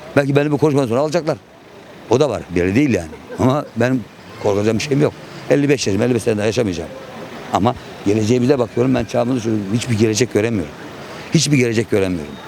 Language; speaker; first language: Turkish; native; Turkish